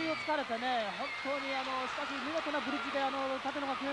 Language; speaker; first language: Japanese; native; Japanese